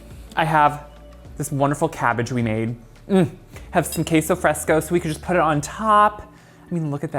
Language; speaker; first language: English; native; English